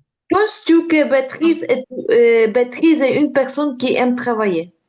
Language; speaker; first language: French; non-native, learner; Ukrainian